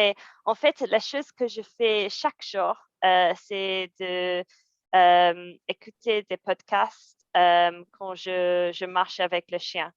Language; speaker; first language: French; non-native, fluent; English